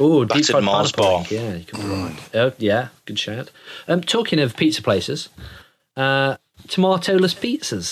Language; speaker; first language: English; native; English